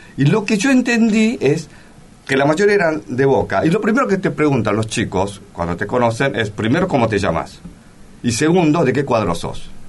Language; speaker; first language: Spanish; early bilingual, other home language; Korean